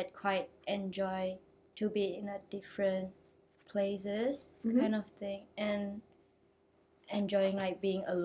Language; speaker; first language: English; non-native, local second language; Chinese